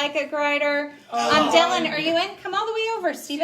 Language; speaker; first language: English; native; English